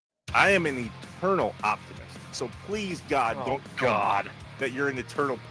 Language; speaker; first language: English; native; English